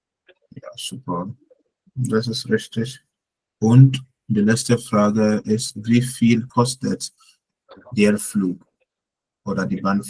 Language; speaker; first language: German; non-native, learner; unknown